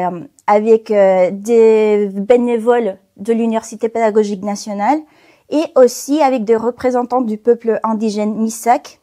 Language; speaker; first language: French; non-native, fluent; Spanish